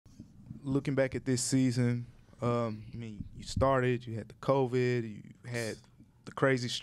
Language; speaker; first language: English; native; English